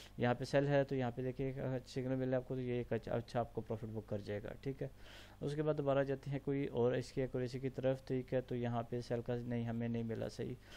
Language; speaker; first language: Urdu; non-native, local second language; Punjabi